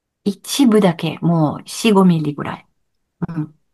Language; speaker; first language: Japanese; non-native, learner; French